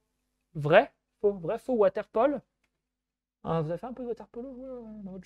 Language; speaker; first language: French; native; French